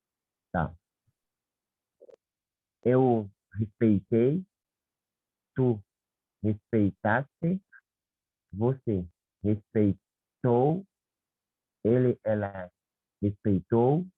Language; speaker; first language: Portuguese; non-native, learner; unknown